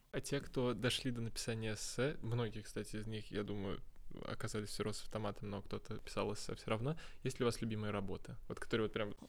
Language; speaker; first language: Russian; native; Russian